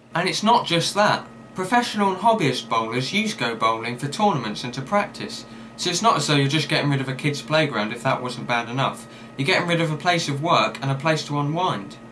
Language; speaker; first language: English; native; English